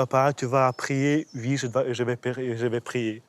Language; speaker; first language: French; non-native, fluent; Ukrainian